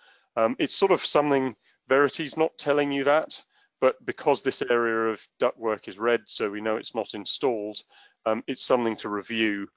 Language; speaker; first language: English; native; English